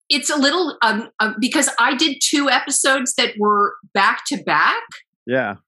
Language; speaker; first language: English; native; English